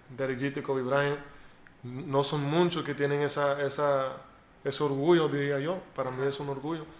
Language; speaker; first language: Spanish; early bilingual, heritage; Spanish